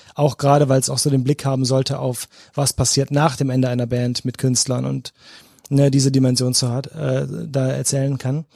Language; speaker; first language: German; native; German